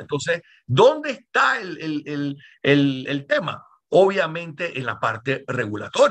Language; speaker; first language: Spanish; native; Spanish